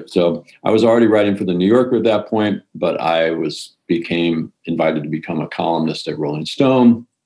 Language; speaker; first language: English; native; English